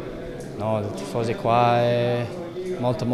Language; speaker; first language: Italian; non-native, learner; English